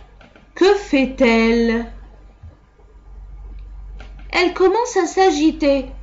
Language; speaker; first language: French; non-native, local second language; Arabic